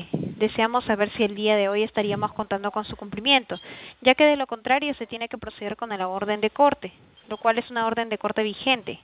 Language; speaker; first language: Spanish; native; Spanish